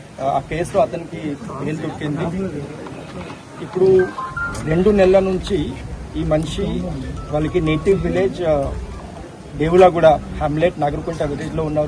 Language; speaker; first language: Telugu; non-native, learner; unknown